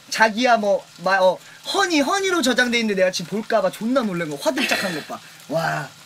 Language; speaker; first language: Korean; native; Korean